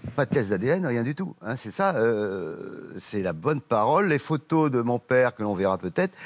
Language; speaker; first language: French; native; French